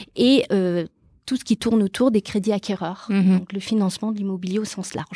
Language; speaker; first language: French; early bilingual, other home language; Portuguese